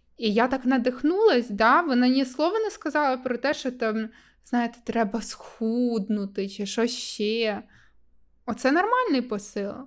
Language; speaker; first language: Ukrainian; native; Ukrainian